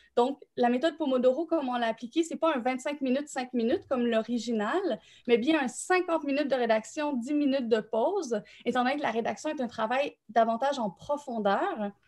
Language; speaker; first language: French; native; French